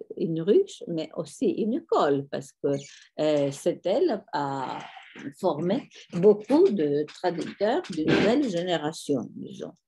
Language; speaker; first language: French; non-native, fluent; Greek